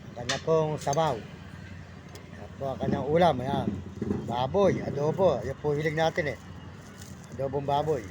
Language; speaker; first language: Filipino; native; Filipino